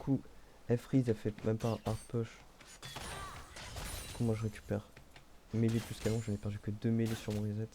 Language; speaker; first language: French; native; French